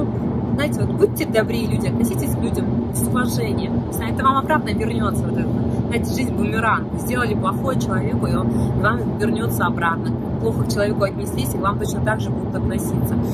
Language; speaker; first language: Russian; native; Russian